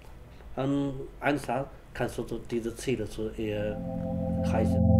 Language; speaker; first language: German; non-native, learner; Chinese